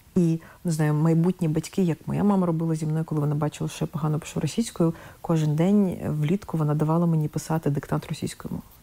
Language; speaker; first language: Ukrainian; non-native, local second language; Russian